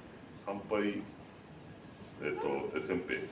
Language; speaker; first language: Indonesian; non-native, learner; Japanese